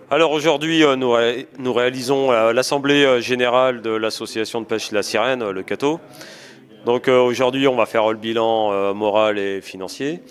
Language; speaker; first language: French; native; French